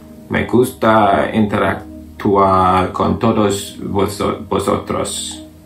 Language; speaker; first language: Spanish; non-native, learner; English